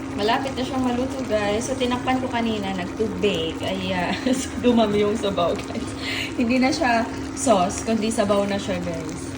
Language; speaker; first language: Filipino; non-native, local second language; Cebuano